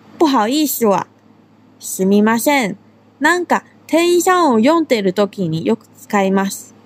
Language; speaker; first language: Japanese; non-native, fluent; Chinese